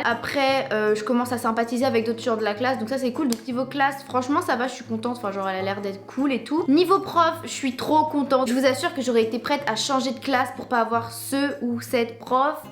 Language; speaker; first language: French; native; French